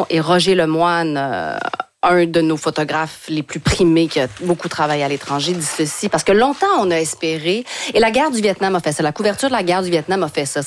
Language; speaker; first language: French; native; French